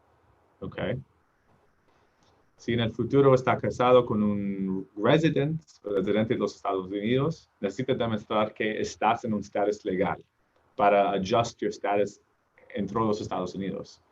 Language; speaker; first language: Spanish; non-native, learner; English